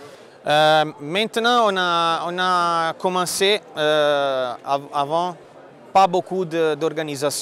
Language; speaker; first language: French; non-native, fluent; Italian